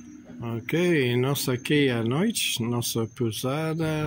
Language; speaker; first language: Portuguese; non-native, learner; English